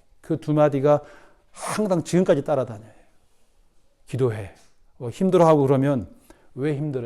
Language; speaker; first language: Korean; native; Korean